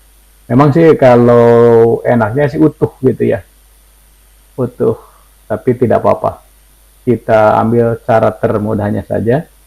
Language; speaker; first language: Indonesian; native; Indonesian